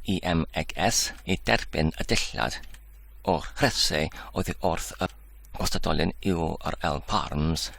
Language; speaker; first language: Welsh; non-native, learner; English